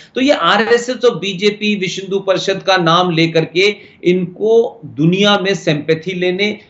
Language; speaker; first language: Hindi; native; Hindi